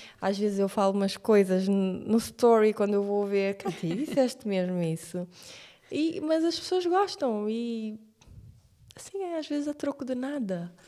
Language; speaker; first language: Portuguese; non-native, local second language; Kabuverdianu